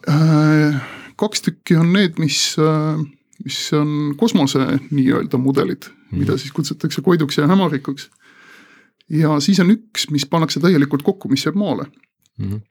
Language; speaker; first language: Estonian; native; Estonian